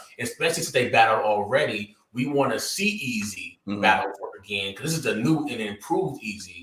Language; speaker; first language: English; native; English